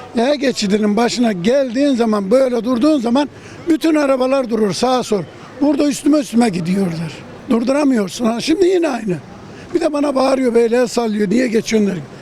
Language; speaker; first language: Turkish; native; Turkish